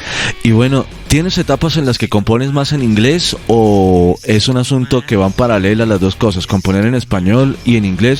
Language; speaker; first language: Spanish; native; Spanish